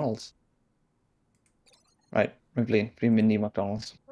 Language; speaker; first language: Welsh; non-native, local second language; English